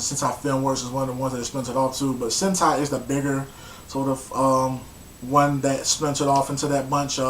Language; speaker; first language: English; native; English